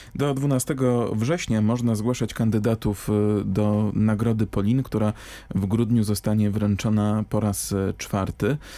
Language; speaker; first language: Polish; native; Polish